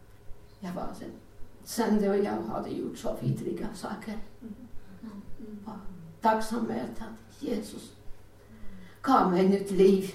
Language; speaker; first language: Swedish; non-native, learner; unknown